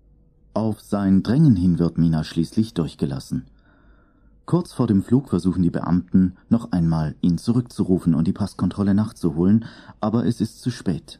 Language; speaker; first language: German; native; German